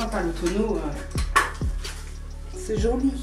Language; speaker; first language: French; native; French